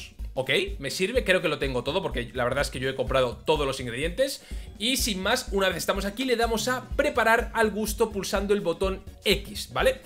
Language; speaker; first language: Spanish; native; Spanish